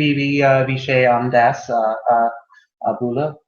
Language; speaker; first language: Irish; non-native, learner; English